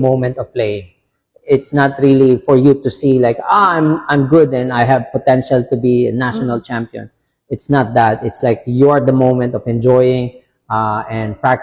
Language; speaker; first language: English; non-native, local second language; Filipino